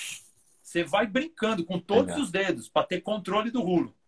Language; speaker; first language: Portuguese; native; Portuguese